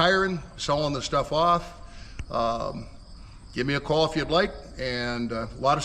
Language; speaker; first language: English; native; English